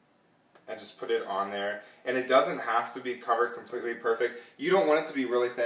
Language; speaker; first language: English; native; English